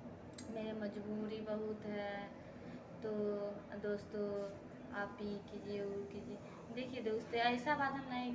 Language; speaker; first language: Hindi; non-native, local second language; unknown